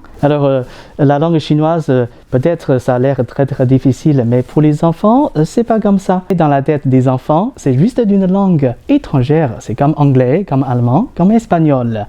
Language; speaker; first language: French; non-native, fluent; Chinese